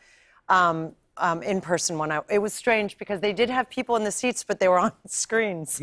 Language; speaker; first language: English; native; English